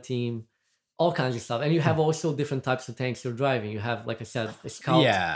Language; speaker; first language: English; non-native, fluent; Portuguese